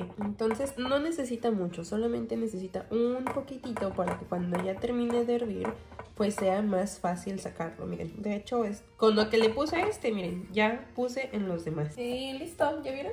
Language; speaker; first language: Spanish; native; Spanish